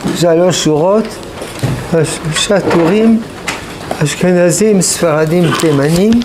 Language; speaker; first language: Hebrew; non-native, fluent; French